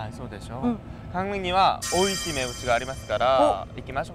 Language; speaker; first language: Japanese; non-native, learner; Korean